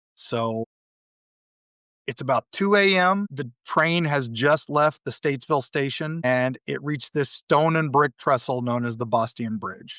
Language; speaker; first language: English; native; English